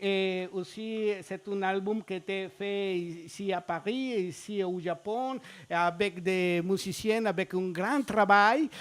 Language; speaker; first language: French; non-native, fluent; Spanish